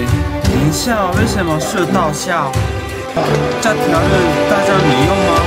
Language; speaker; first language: Chinese; non-native, learner; Japanese